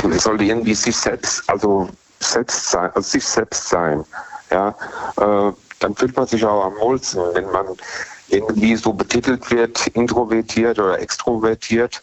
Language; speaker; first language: German; native; German